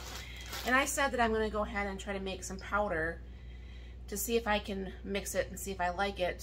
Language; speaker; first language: English; native; English